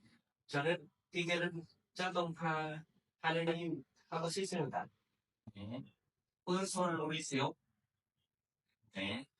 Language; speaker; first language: Korean; non-native, learner; Vietnamese